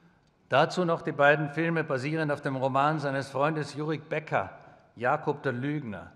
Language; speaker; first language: German; native; German